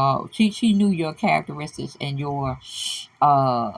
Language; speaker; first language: English; native; English